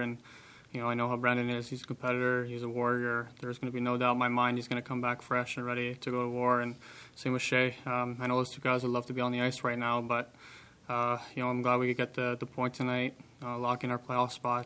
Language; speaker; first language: English; native; English